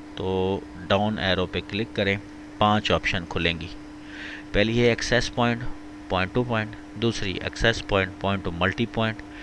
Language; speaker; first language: Urdu; native; Urdu